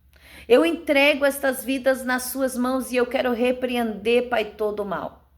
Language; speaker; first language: Portuguese; native; Portuguese